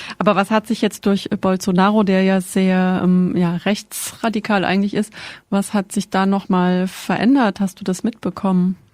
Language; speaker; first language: German; native; German